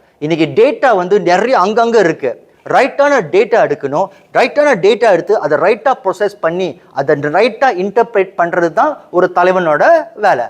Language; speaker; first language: Tamil; native; Tamil